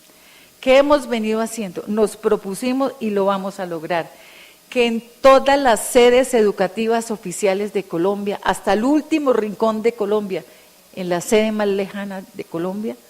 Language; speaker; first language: Spanish; native; Spanish